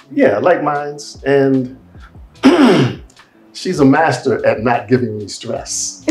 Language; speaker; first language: English; native; English